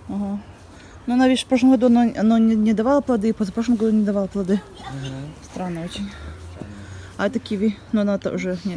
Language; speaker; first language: Russian; native; Russian